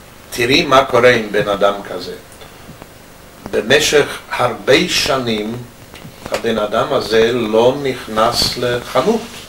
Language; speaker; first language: Hebrew; non-native, fluent; English